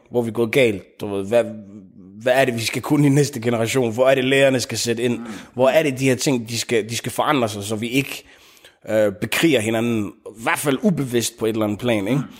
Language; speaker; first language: Danish; early bilingual, other home language; Tigrinya